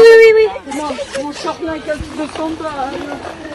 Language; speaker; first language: French; native; French